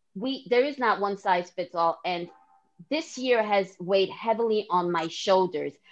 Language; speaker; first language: English; native; English